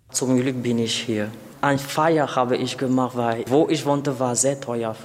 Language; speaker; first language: German; non-native, learner; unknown